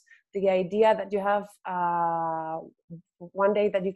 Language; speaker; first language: English; non-native, fluent; Spanish